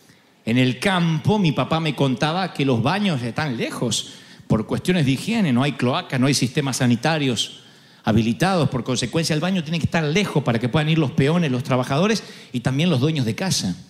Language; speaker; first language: Spanish; native; Spanish